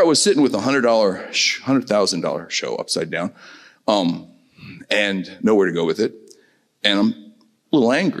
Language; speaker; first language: English; native; English